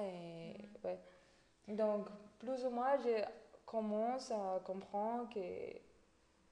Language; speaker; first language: French; non-native, fluent; Spanish